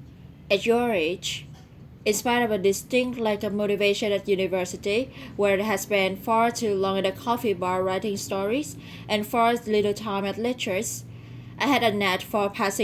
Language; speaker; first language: English; non-native, learner; Vietnamese